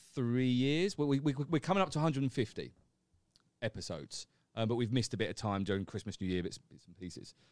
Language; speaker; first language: English; native; English